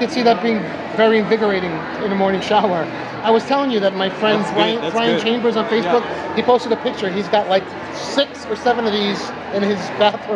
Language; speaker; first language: English; native; English